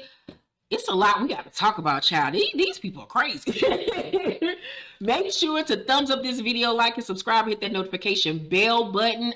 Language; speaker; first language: English; native; English